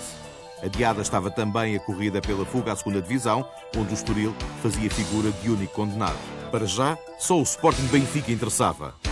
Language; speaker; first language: Portuguese; native; Portuguese